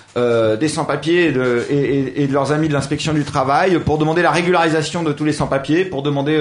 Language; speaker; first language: French; native; French